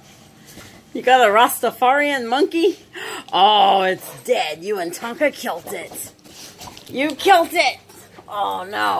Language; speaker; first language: English; native; English